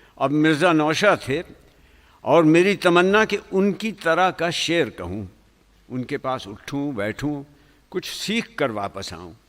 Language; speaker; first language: Urdu; native; Urdu